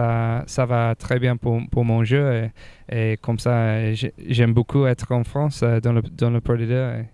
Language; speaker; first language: French; non-native, fluent; English